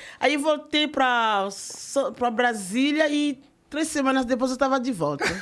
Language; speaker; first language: Portuguese; non-native, fluent; French